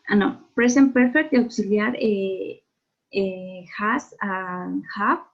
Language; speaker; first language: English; non-native, learner; Spanish